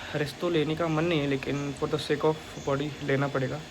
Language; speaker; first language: Hindi; non-native, local second language; Marathi